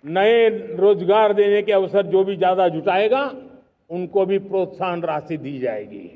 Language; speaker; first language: Hindi; non-native, local second language; Gujarati